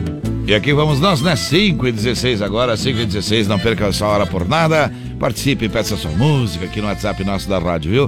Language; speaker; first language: Portuguese; native; Portuguese